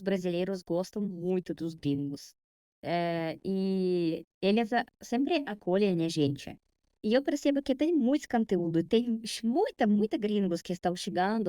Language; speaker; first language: Portuguese; non-native, fluent; Russian